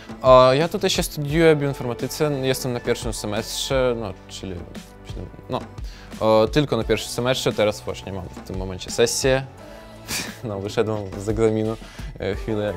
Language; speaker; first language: Polish; non-native, learner; Ukrainian